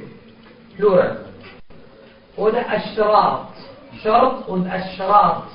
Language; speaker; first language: German; non-native, fluent; Arabic